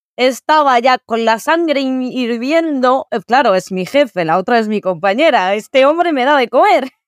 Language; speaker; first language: Spanish; early bilingual, other home language; Arabic